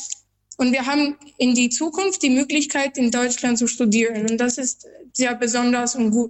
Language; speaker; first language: German; non-native, learner; Albanian